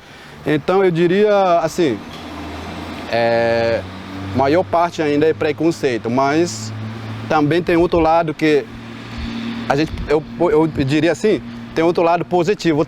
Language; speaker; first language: Portuguese; non-native, local second language; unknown